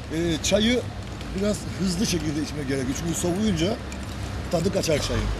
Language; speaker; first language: Turkish; native; Turkish